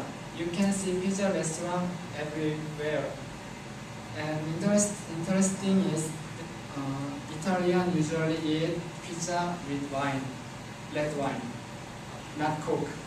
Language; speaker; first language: English; non-native, learner; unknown